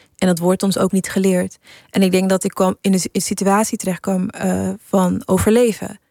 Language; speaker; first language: Dutch; early bilingual, other home language; English